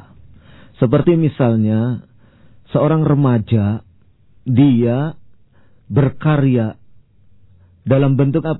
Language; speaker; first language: Indonesian; native; Indonesian